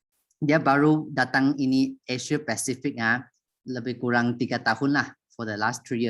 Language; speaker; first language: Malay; non-native, local second language; Chinese